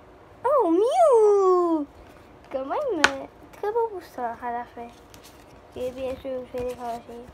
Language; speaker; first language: French; native; French